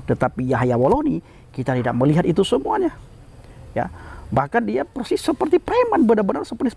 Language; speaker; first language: Indonesian; native; Indonesian